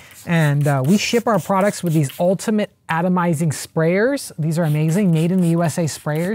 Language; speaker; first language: English; native; English